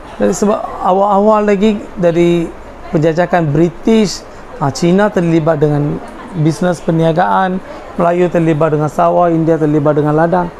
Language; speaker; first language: Malay; non-native, local second language; Tamil